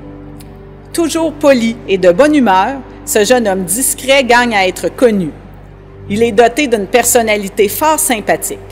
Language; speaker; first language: French; native; French